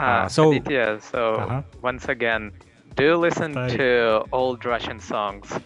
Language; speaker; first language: English; non-native, fluent; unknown